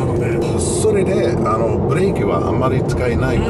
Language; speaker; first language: Japanese; non-native, learner; English